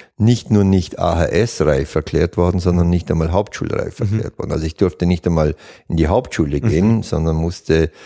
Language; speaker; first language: German; native; German